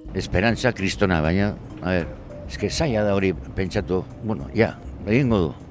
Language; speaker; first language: Basque; native; Basque